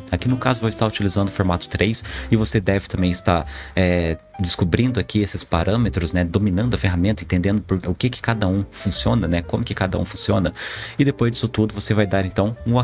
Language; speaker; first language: Portuguese; native; Portuguese